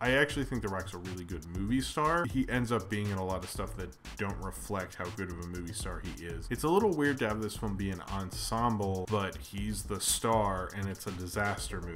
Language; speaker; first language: English; native; English